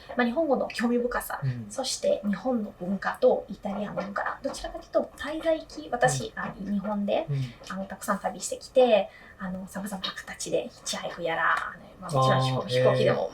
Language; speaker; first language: Japanese; non-native, fluent; Italian